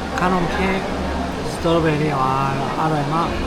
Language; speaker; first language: Thai; non-native, learner; Korean